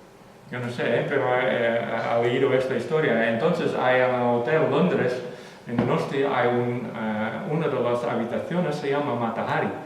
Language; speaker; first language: Spanish; non-native, fluent; Western Frisian